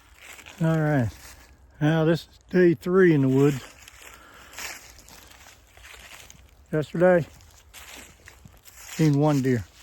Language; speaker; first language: English; native; English